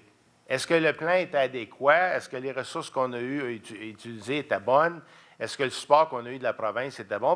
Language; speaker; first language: French; native; French